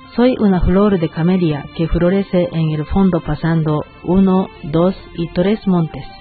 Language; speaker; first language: Spanish; non-native, learner; Japanese